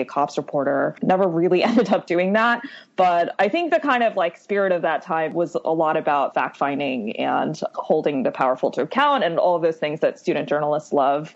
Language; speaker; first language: English; native; English